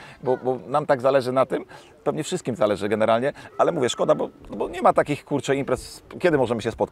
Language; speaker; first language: Polish; native; Polish